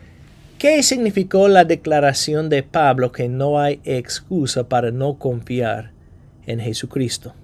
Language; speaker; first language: Spanish; non-native, fluent; English